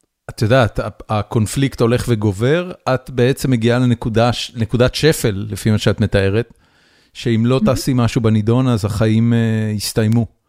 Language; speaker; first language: Hebrew; native; Hebrew